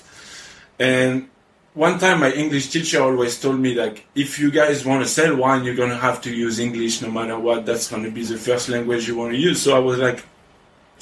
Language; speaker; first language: English; non-native, fluent; French